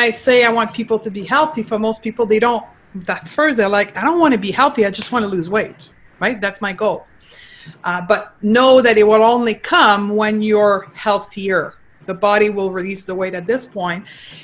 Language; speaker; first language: English; non-native, fluent; French